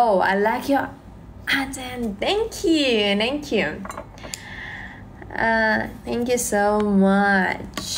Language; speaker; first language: English; non-native, learner; Russian